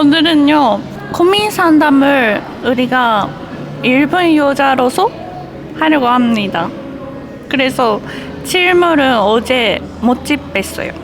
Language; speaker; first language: Korean; non-native, local second language; Japanese